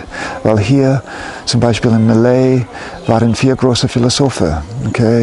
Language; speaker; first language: German; non-native, fluent; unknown